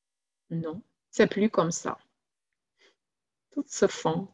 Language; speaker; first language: French; non-native, fluent; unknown